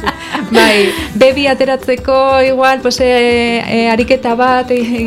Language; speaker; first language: Basque; non-native, local second language; Spanish